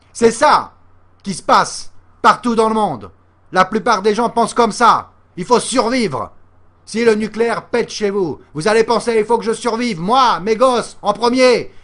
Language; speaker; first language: French; native; French